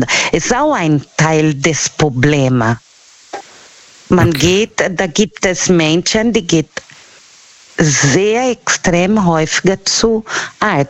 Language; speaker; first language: German; non-native, fluent; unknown